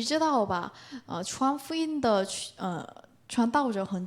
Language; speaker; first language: Chinese; non-native, learner; Korean